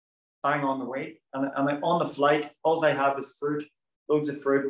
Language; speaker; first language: English; native; English